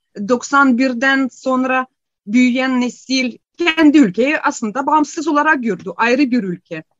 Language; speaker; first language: Turkish; non-native, fluent; Ukrainian